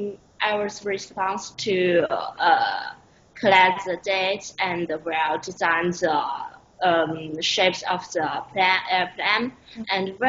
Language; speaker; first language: English; non-native, learner; Chinese